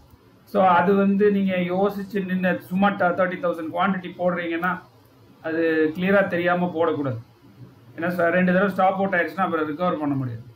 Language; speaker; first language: Tamil; native; Tamil